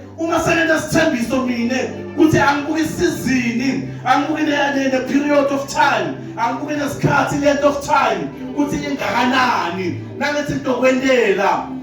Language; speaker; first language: Zulu; non-native, local second language; Swati